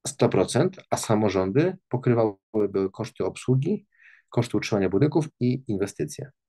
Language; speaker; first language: Polish; native; Polish